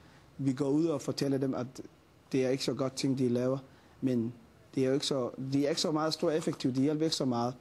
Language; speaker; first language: Danish; non-native, fluent; Somali